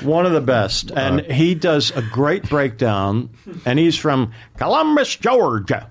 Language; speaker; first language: English; native; English